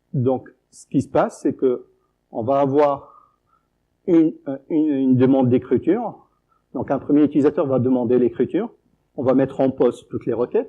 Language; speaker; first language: French; native; French